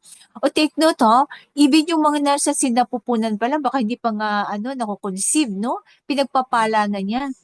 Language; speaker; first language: Filipino; native; Filipino